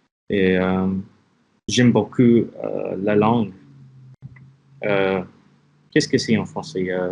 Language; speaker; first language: French; non-native, learner; English